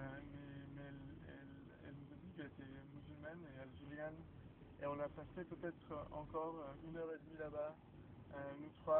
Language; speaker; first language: French; non-native, fluent; Hebrew